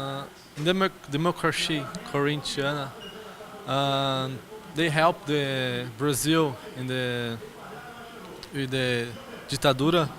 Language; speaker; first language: English; non-native, learner; Portuguese